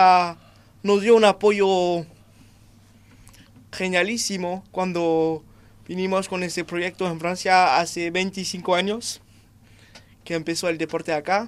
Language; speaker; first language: Spanish; non-native, fluent; French